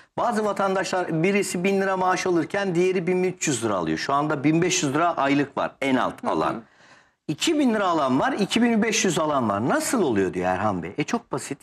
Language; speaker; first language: Turkish; native; Turkish